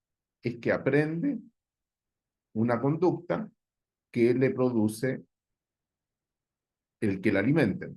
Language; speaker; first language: Spanish; native; Spanish